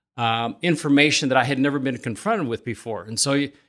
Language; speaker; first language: English; native; English